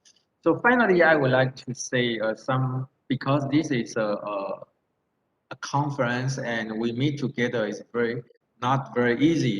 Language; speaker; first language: English; non-native, fluent; Thai